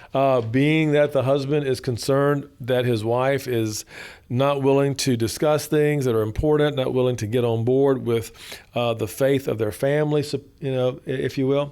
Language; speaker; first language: English; native; English